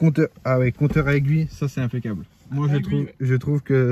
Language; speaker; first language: French; native; French